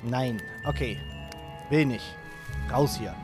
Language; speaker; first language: German; native; German